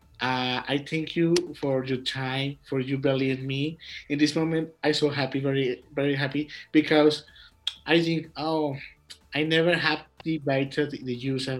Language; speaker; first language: English; non-native, learner; Spanish